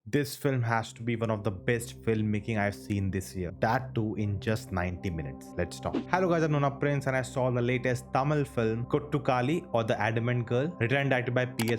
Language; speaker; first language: English; non-native, local second language; Hindi